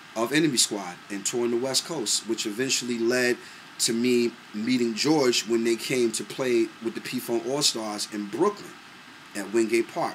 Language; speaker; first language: English; native; English